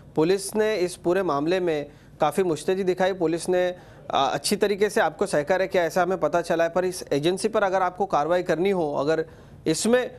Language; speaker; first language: Hindi; non-native, local second language; Marathi